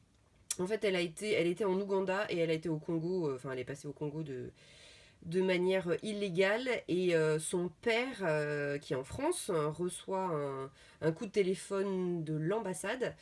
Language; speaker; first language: French; native; French